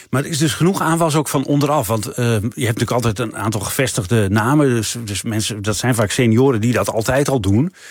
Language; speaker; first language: Dutch; native; Dutch